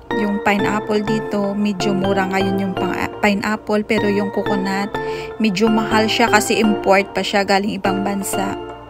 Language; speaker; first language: Filipino; native; Filipino